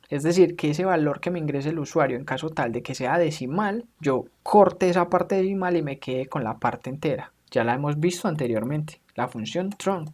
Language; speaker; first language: Spanish; native; Spanish